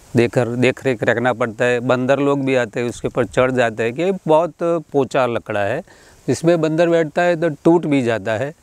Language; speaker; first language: Hindi; non-native, local second language; Gujarati